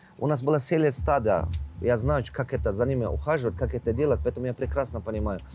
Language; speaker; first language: Russian; non-native, local second language; Tajik